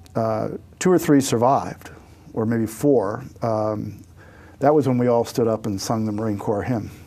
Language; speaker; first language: English; native; English